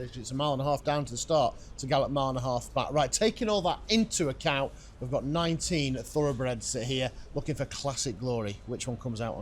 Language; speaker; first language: English; native; English